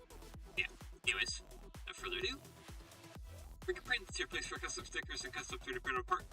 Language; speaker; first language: English; native; English